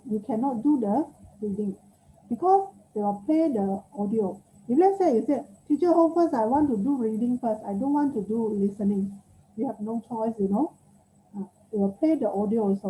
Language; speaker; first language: English; non-native, local second language; Chinese